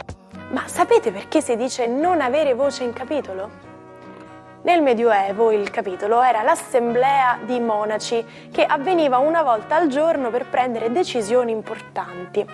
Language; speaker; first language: Italian; native; Italian